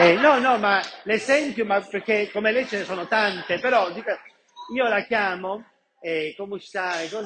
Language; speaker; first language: Italian; non-native, local second language; Sicilian